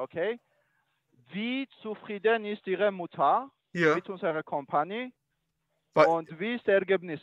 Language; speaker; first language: German; non-native, learner; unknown